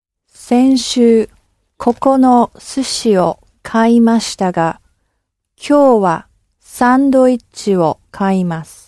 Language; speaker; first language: Japanese; non-native, learner; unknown